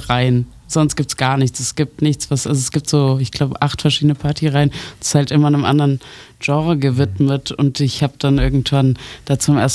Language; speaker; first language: German; native; German